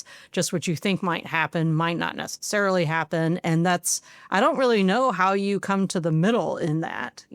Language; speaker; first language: English; native; English